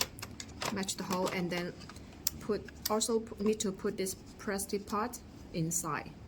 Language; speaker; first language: English; non-native, learner; Chinese